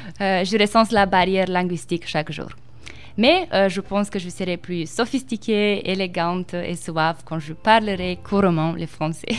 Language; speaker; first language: French; non-native, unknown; Romanian